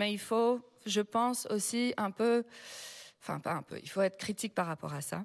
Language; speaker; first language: French; non-native, fluent; Dutch